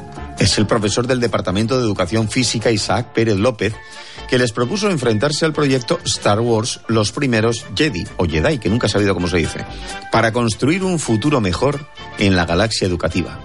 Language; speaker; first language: Spanish; native; Spanish